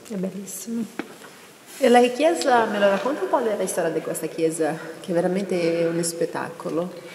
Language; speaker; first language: Italian; non-native, fluent; Portuguese